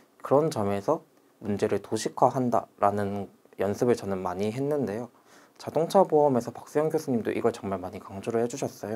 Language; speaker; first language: Korean; native; Korean